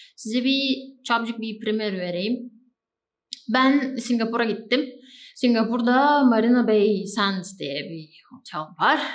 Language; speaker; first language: Turkish; native; Turkish